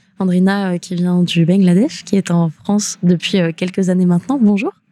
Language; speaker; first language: French; native; French